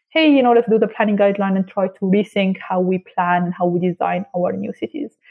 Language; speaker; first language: English; non-native, fluent; Arabic